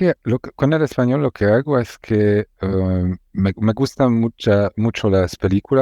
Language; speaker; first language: Spanish; non-native, learner; Hungarian